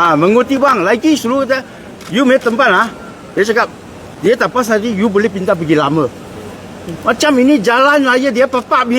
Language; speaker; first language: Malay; non-native, local second language; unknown